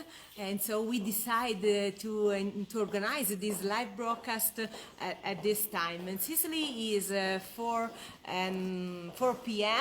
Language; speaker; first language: English; non-native, fluent; Italian